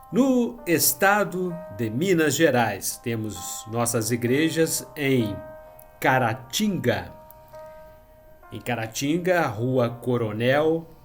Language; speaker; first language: Portuguese; native; Portuguese